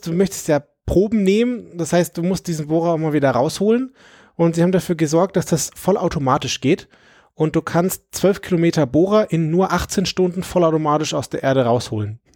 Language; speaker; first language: German; native; German